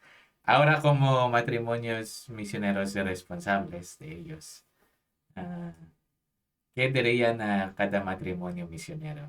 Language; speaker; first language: Spanish; non-native, fluent; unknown